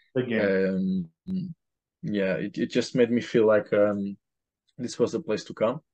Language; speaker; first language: English; non-native, fluent; Portuguese